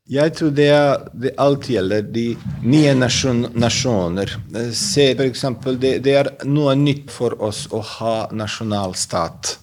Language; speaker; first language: Norwegian; non-native, fluent; Bosnian